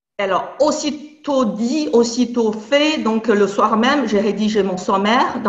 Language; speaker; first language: French; non-native, fluent; Chinese